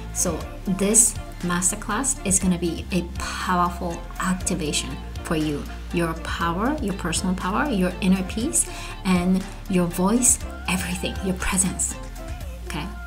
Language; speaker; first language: English; non-native, fluent; Japanese